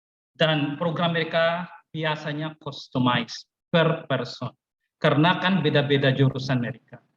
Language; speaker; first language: Indonesian; non-native, fluent; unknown